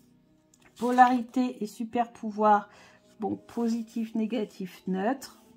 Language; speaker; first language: French; native; French